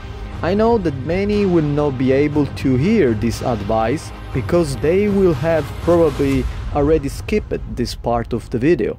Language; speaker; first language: English; non-native, fluent; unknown